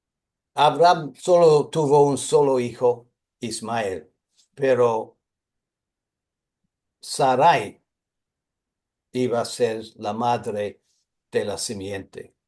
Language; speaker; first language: Spanish; non-native, fluent; English